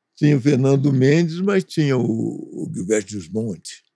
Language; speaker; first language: Portuguese; native; Portuguese